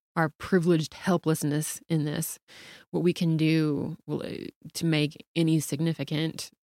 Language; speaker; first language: English; native; English